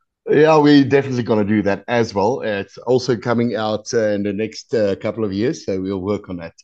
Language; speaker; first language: English; non-native, local second language; Afrikaans